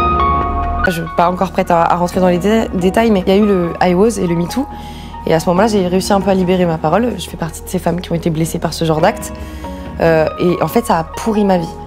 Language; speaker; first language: French; native; French